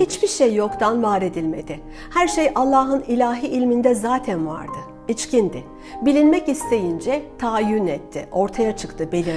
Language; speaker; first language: Turkish; native; Turkish